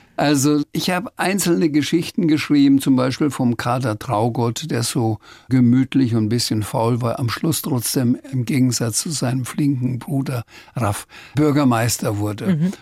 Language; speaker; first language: German; native; German